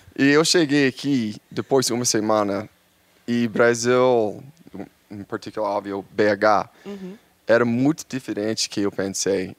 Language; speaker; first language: Portuguese; non-native, fluent; English